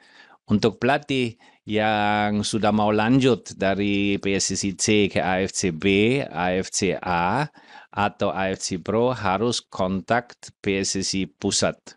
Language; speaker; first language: Indonesian; non-native, fluent; German